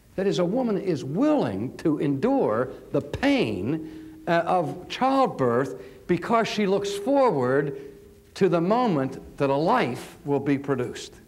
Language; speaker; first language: English; native; English